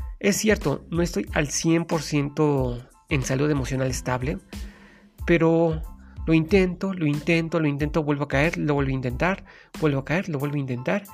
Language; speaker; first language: Spanish; native; Spanish